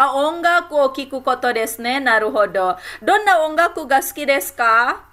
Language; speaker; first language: Japanese; non-native, fluent; Indonesian